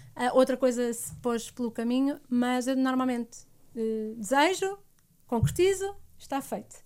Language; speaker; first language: Portuguese; native; Portuguese